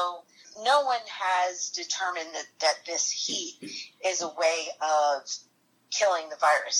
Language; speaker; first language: English; native; English